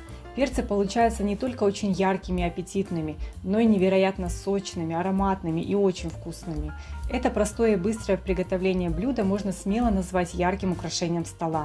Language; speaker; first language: Russian; native; Russian